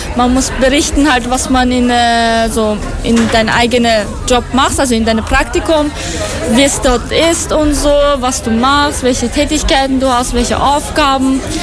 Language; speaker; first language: German; non-native, fluent; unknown